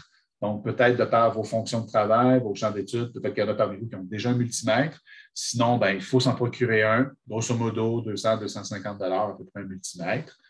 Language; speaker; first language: French; native; French